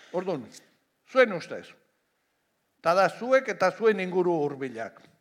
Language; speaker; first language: Basque; non-native, local second language; Spanish